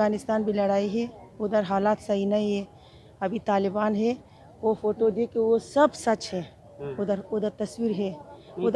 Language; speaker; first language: Hindi; non-native, learner; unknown